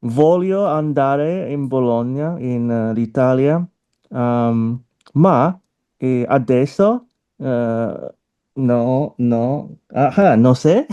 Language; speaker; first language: Italian; non-native, learner; Chinese